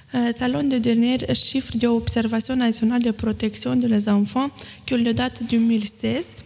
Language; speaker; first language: French; non-native, fluent; Romanian